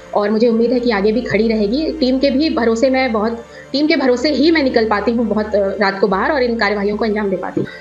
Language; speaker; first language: Hindi; native; Hindi